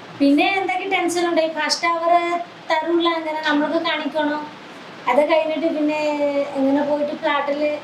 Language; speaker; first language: Malayalam; non-native, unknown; Odia